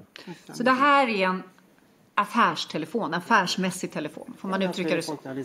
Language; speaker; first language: Swedish; native; Swedish